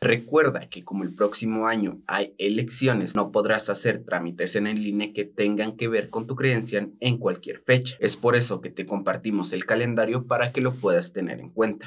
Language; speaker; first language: Spanish; native; Spanish